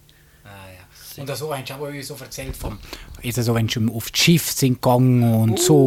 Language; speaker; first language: German; native; German